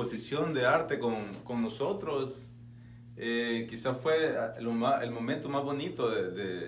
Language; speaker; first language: Spanish; native; Spanish